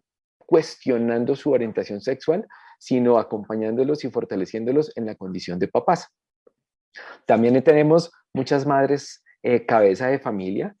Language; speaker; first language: Spanish; native; Spanish